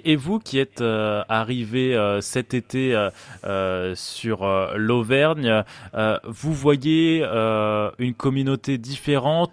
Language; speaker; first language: French; native; French